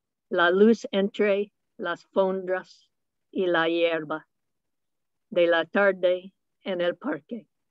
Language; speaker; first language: Spanish; non-native, fluent; English